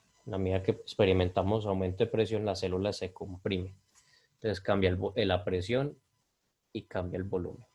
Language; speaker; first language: Spanish; native; Spanish